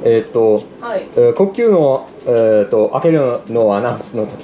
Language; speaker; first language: Japanese; non-native, learner; English